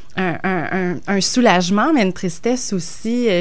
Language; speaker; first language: French; native; French